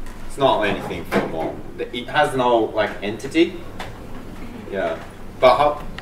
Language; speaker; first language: English; non-native, fluent; Japanese